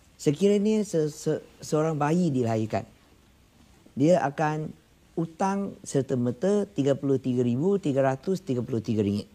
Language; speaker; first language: Malay; non-native, local second language; Chinese